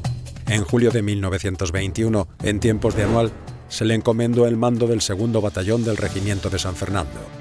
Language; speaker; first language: Spanish; native; Spanish